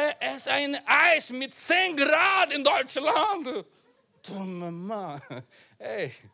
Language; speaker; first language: German; non-native, learner; Portuguese